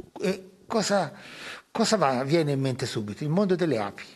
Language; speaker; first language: Italian; native; Italian